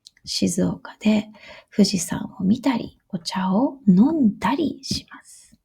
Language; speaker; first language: Japanese; non-native, fluent; English